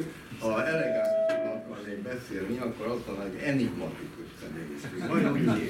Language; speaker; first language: Hungarian; native; Hungarian